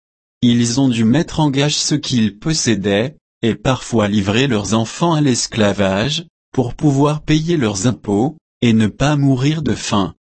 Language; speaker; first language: French; native; French